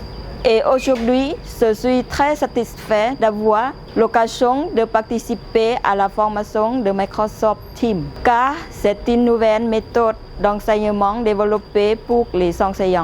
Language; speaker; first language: French; non-native, fluent; Lao